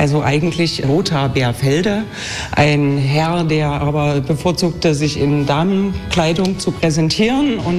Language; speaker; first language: German; native; German